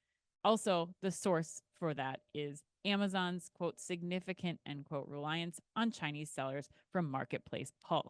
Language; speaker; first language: English; native; English